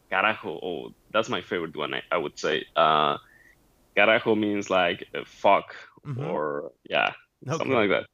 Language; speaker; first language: English; non-native, fluent; Spanish